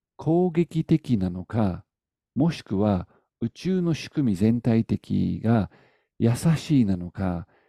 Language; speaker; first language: Japanese; non-native, fluent; English